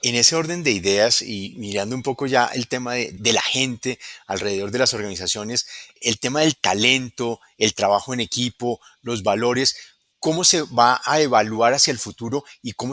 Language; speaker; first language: Spanish; native; Spanish